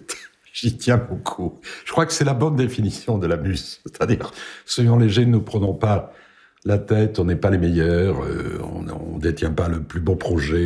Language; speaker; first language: French; native; French